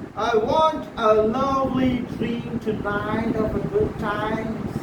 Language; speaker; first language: English; non-native, local second language; Marathi